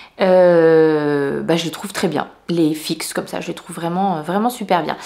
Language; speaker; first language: French; native; French